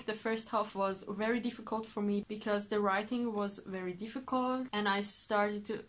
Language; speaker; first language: English; non-native, fluent; Persian